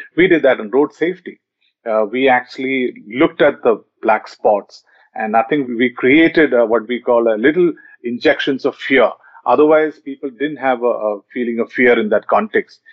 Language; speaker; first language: English; non-native, local second language; Malayalam